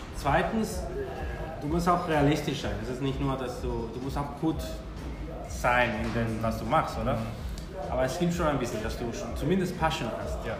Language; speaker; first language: German; non-native, fluent; Spanish